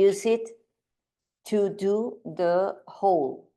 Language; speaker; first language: English; non-native, learner; Spanish